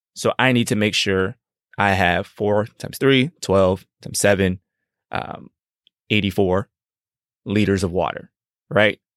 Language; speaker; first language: English; native; English